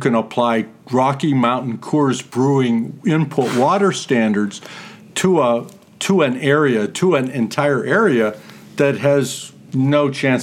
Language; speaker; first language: English; native; English